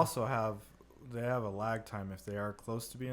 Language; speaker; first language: English; native; English